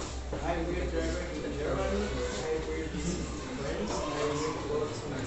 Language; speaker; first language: English; non-native, learner; Spanish